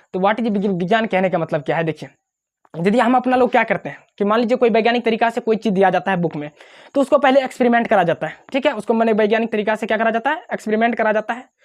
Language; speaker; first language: Hindi; native; Hindi